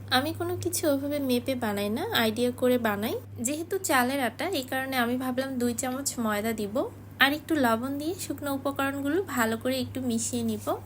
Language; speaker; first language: Bangla; native; Bangla